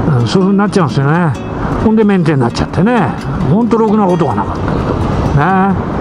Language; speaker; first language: Japanese; native; Japanese